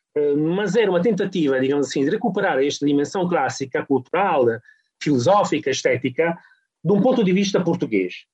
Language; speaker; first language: Portuguese; non-native, fluent; Italian